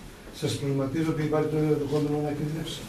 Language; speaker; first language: Greek; native; Greek